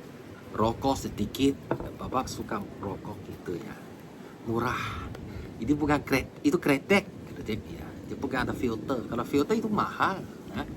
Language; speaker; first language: Indonesian; non-native, fluent; Chinese